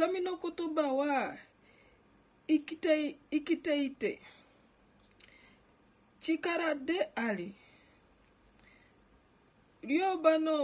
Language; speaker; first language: Japanese; non-native, learner; Ganda